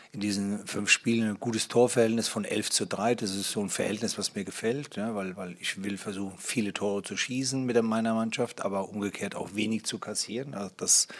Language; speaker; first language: German; native; German